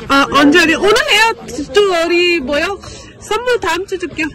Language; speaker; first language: Korean; non-native, learner; Punjabi